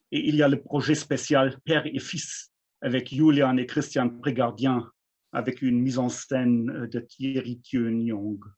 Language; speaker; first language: French; non-native, fluent; German